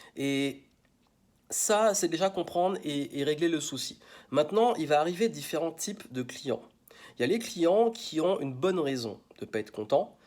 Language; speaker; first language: French; native; French